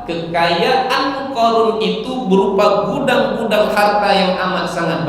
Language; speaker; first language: Malay; native; Malay